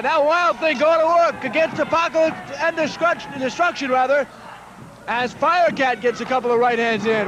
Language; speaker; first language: English; native; English